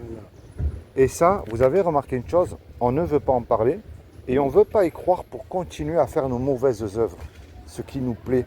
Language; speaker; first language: French; native; French